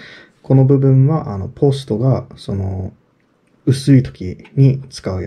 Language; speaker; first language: Japanese; non-native, fluent; English